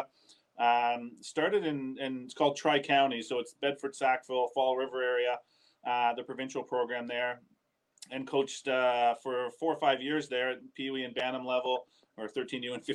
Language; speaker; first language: English; native; English